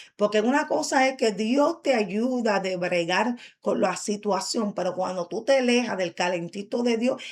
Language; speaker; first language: Spanish; early bilingual, heritage; Spanish